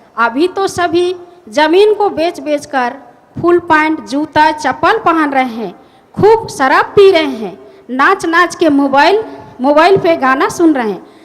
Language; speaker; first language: Hindi; non-native, local second language; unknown